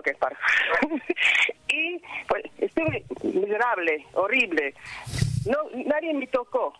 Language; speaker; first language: Spanish; non-native, fluent; English